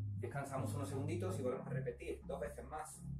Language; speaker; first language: Spanish; native; Spanish